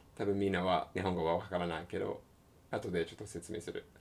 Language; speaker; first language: Japanese; non-native, learner; English